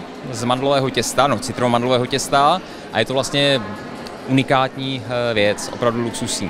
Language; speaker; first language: Czech; native; Czech